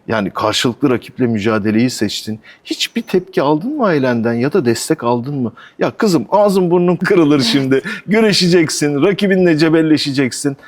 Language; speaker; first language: Turkish; native; Turkish